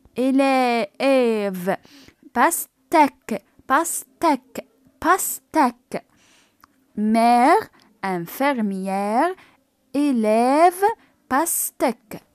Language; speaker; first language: French; non-native, fluent; Arabic